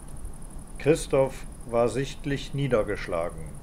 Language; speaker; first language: German; native; German